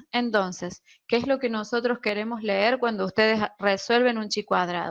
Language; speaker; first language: Spanish; native; Spanish